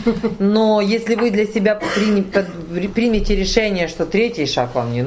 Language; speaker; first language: Russian; native; Russian